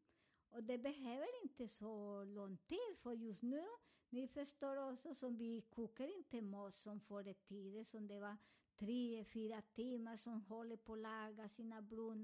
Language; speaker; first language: Swedish; non-native, fluent; Spanish